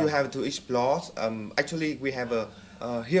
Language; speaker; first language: English; non-native, fluent; Vietnamese